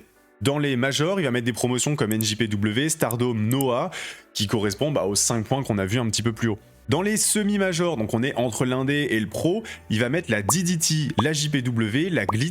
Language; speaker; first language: French; native; French